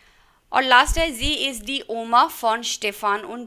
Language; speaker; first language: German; non-native, fluent; Hindi